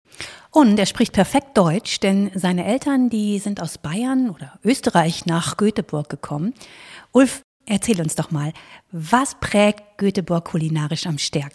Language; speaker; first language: German; native; German